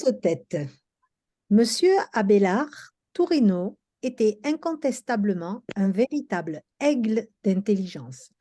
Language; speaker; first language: French; native; French